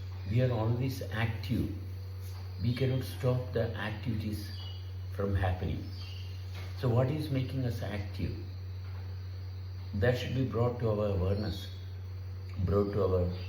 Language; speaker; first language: English; non-native, local second language; Malayalam